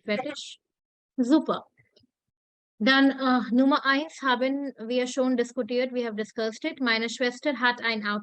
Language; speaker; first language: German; non-native, fluent; Hindi